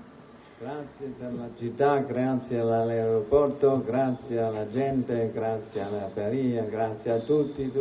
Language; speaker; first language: Italian; non-native, learner; German